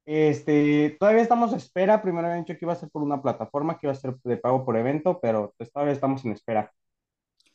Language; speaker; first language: Spanish; native; Spanish